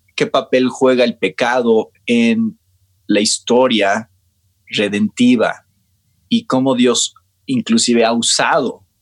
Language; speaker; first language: Spanish; native; Spanish